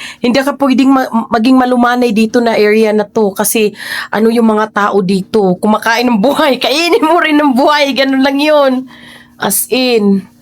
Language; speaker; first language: Filipino; native; Filipino